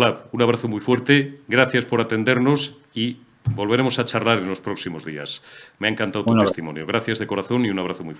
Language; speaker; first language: Spanish; native; Spanish